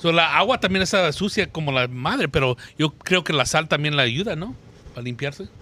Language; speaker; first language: Spanish; native; Spanish